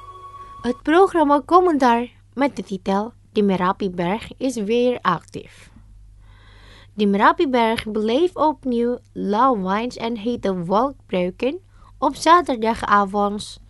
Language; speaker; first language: Dutch; non-native, learner; Indonesian